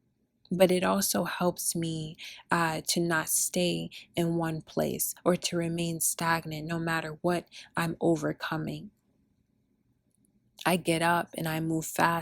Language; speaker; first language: English; early bilingual, other home language; Spanish